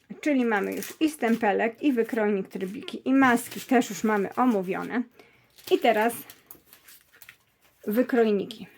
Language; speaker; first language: Polish; native; Polish